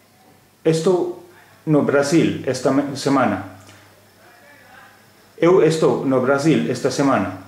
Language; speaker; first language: Portuguese; non-native, fluent; Hindi